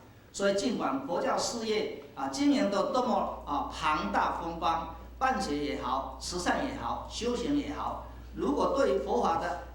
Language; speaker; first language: Chinese; native; Chinese